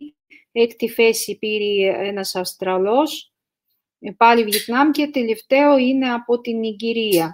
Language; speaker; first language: Greek; non-native, fluent; Russian